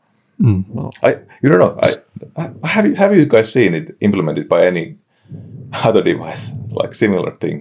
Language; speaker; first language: English; non-native, fluent; Finnish